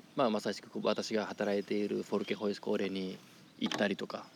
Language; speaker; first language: Japanese; native; Japanese